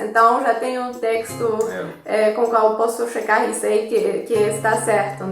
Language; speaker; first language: Portuguese; non-native, fluent; Polish